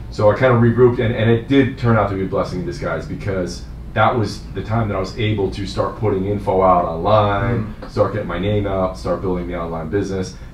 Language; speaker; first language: English; native; English